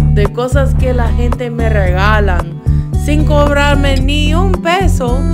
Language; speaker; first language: Spanish; non-native, fluent; English